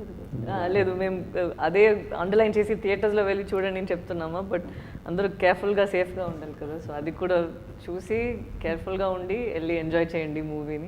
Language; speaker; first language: Telugu; non-native, fluent; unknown